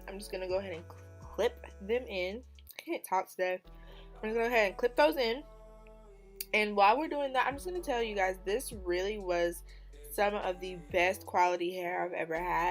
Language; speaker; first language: English; native; English